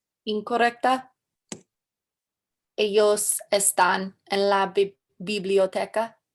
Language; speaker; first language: Spanish; non-native, learner; English